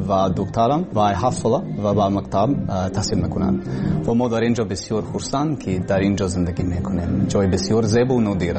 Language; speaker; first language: Persian; non-native, learner; English